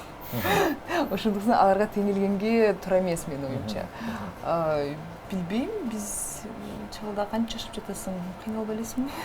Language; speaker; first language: Kyrgyz; non-native, local second language; Russian